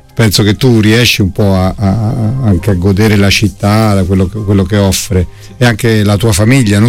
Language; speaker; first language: Italian; native; Italian